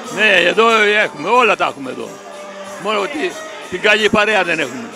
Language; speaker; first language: Greek; native; Greek